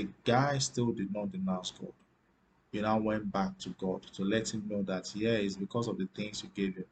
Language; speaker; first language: English; non-native, local second language; Yoruba